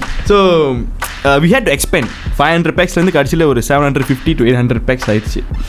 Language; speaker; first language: English; non-native, local second language; Tamil